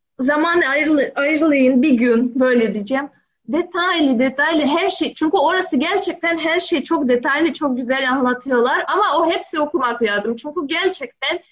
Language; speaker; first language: Turkish; non-native, learner; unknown